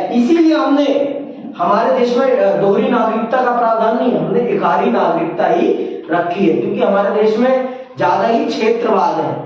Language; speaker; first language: Hindi; native; Hindi